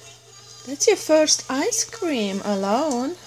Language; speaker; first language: English; non-native, fluent; Hungarian